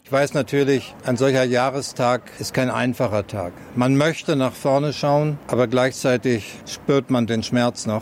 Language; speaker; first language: German; native; German